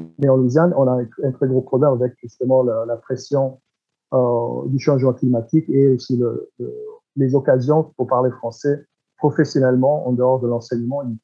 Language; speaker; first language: French; non-native, local second language; English